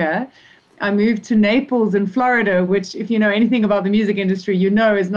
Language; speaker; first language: English; native; English